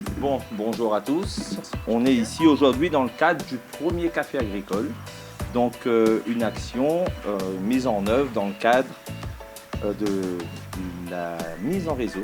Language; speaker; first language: French; native; French